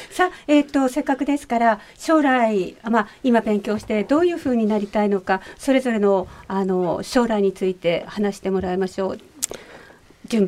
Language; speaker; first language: Japanese; native; Japanese